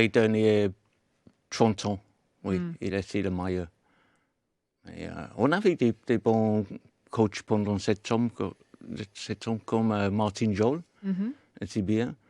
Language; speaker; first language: French; non-native, fluent; English